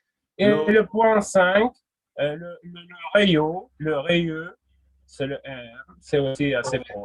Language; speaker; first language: French; non-native, fluent; Russian